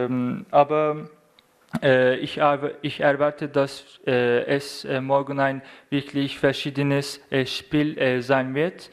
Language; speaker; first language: German; non-native, fluent; Turkish